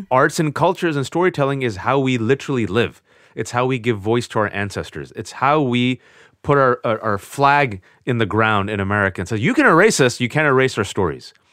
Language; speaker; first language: English; native; English